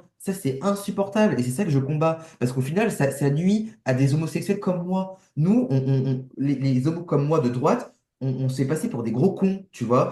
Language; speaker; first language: French; native; French